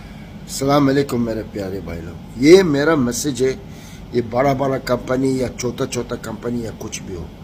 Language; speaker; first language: Hindi; non-native, fluent; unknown